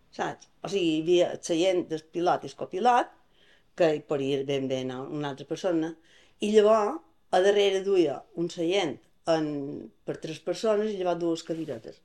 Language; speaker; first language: Catalan; native; Catalan